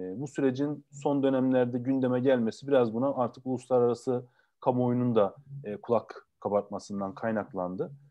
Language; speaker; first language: Turkish; native; Turkish